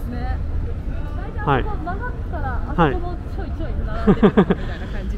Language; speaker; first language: Japanese; non-native, fluent; Chinese